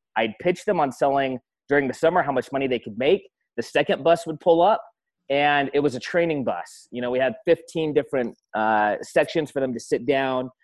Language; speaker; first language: English; early bilingual, other home language; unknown